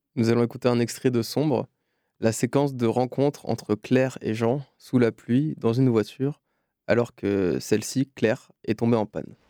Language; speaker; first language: French; native; French